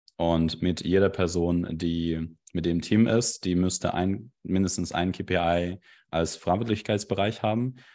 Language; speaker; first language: German; non-native, fluent; Russian